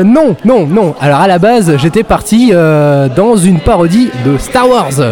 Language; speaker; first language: French; native; French